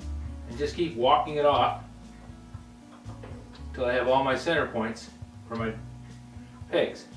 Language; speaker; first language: English; native; English